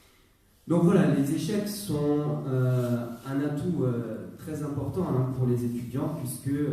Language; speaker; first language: French; native; French